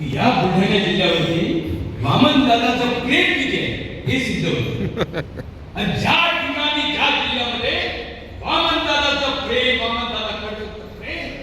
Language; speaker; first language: Marathi; native; Marathi